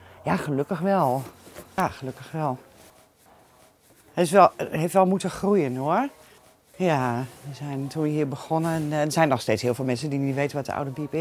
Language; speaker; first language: Dutch; native; Dutch